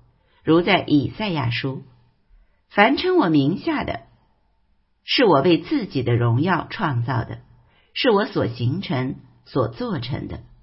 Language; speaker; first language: Chinese; native; Chinese